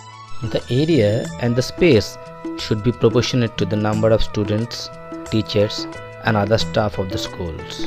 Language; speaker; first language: English; non-native, local second language; Bangla